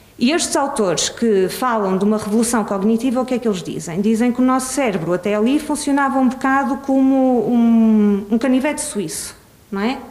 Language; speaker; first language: Portuguese; early bilingual, other home language; Swedish